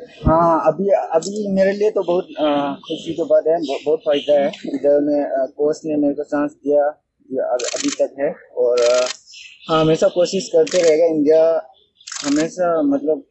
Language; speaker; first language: Hindi; non-native, local second language; Manipuri